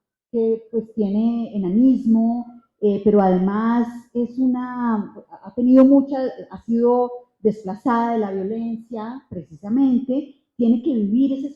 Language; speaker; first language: Spanish; native; Spanish